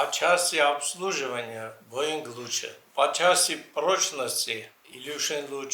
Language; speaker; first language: Russian; non-native, local second language; Armenian